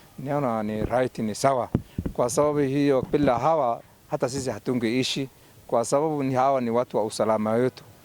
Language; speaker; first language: Swahili; non-native, local second language; Somali